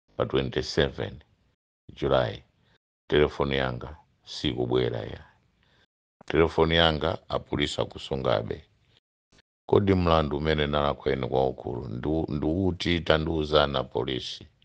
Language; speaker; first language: Nyanja; non-native, local second language; Tumbuka